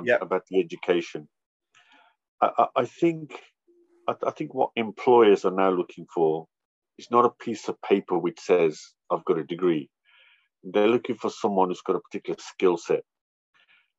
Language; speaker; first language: English; native; English